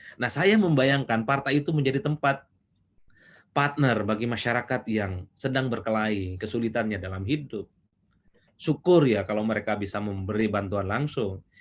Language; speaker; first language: Indonesian; non-native, local second language; Madurese